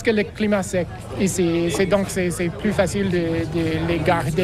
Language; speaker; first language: French; non-native, fluent; English